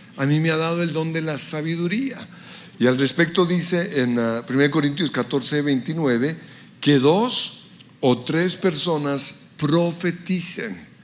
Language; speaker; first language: Spanish; early bilingual, other home language; English